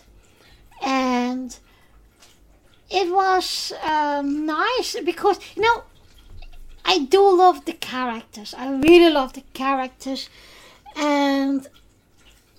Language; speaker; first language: English; non-native, fluent; Dutch